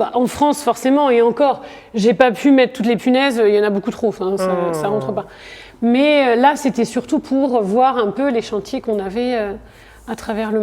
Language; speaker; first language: French; native; French